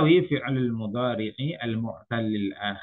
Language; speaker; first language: Arabic; non-native, fluent; Indonesian